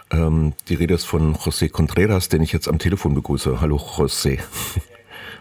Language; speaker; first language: German; native; German